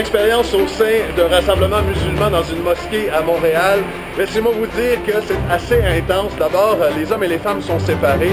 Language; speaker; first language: French; native; French